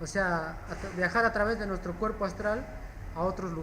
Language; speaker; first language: Spanish; native; Spanish